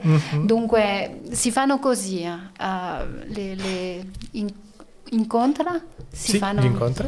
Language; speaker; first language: Italian; non-native, learner; French